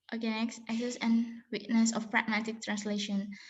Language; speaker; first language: English; non-native, learner; Indonesian